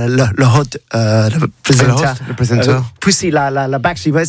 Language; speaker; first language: French; non-native, learner; English